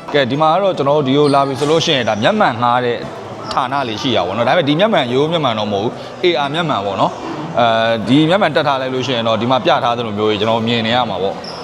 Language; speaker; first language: Burmese; native; Burmese